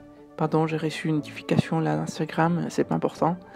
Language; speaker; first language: French; non-native, fluent; Spanish